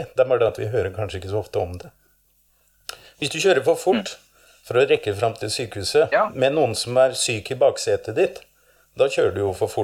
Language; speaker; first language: Norwegian; native; Norwegian